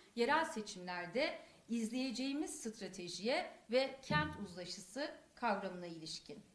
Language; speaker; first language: Turkish; non-native, local second language; Kurdish